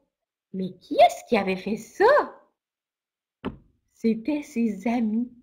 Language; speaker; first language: French; native; French